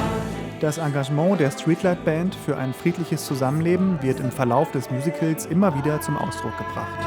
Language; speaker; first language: German; native; German